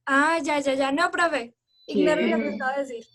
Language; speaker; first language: Spanish; native; Spanish